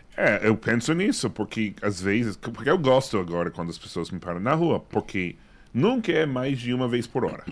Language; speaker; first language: Portuguese; non-native, fluent; English